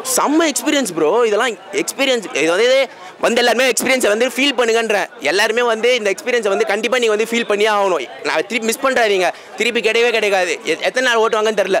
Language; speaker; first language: Tamil; native; Tamil